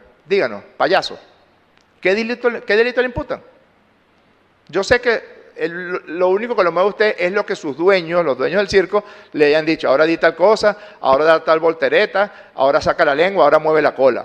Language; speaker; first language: Spanish; native; Spanish